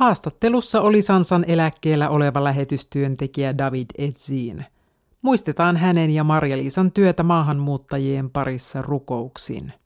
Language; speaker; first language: Finnish; native; Finnish